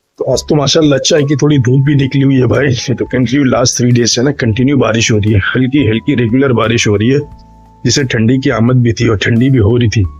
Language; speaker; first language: Hindi; native; Hindi